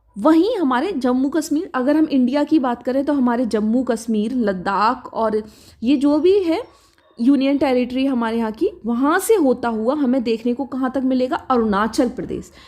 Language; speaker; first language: Hindi; native; Hindi